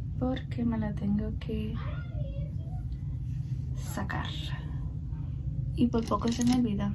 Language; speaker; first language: Spanish; early bilingual, heritage; Spanish